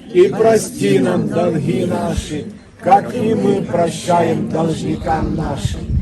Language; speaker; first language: Ukrainian; non-native, local second language; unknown